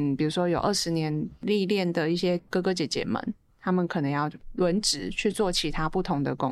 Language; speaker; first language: Chinese; native; Chinese